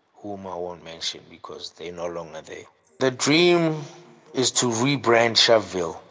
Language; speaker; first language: English; non-native, local second language; Southern Sotho